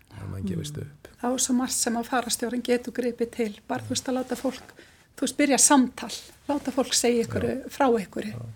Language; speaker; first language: Icelandic; native; Icelandic